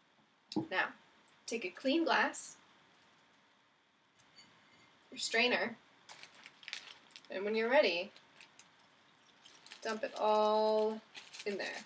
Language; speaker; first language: English; native; English